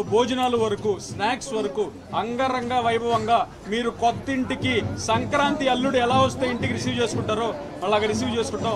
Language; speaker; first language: Telugu; native; Telugu